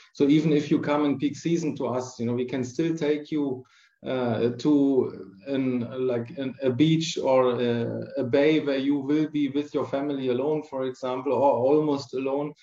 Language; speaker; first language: English; non-native, fluent; German